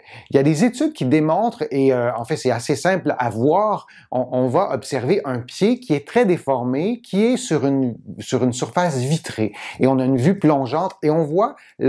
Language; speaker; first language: French; native; French